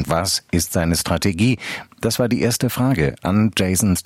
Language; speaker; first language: German; native; German